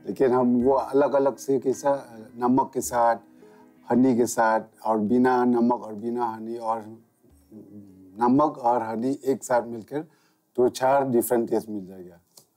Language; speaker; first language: Hindi; non-native, local second language; Khasi